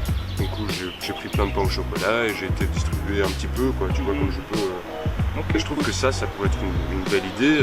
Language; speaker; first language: French; native; French